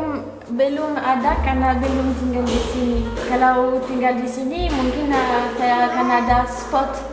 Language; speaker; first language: Indonesian; non-native, learner; French